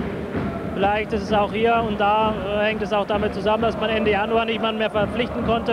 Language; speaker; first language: German; native; German